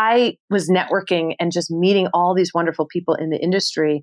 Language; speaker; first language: English; native; English